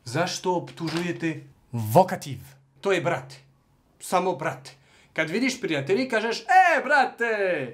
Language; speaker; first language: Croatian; non-native, learner; French